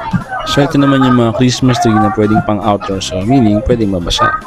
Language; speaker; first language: Filipino; native; Filipino